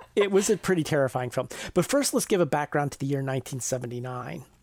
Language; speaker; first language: English; native; English